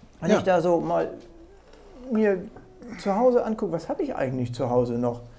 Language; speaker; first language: German; native; German